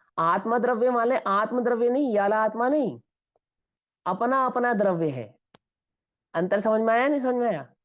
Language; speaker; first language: Hindi; non-native, local second language; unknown